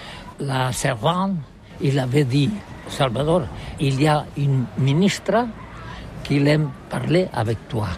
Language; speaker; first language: French; non-native, learner; Catalan